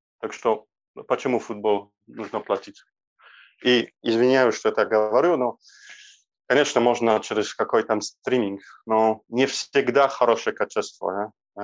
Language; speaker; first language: Russian; non-native, learner; Polish